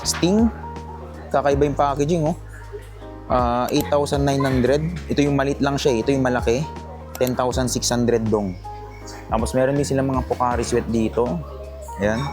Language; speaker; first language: Filipino; native; Filipino